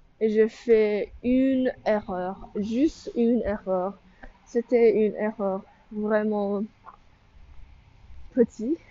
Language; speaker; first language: French; non-native, learner; English